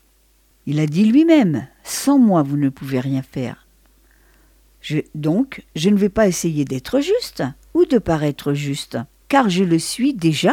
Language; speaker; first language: French; native; French